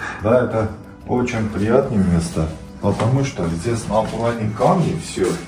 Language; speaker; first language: Russian; non-native, learner; Armenian